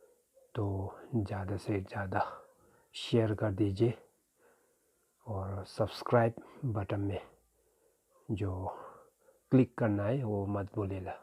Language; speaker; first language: Hindi; non-native, fluent; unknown